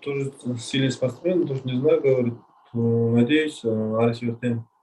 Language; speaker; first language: Russian; non-native, learner; Kazakh